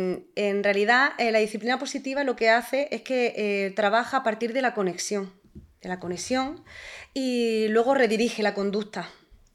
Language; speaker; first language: Spanish; native; Spanish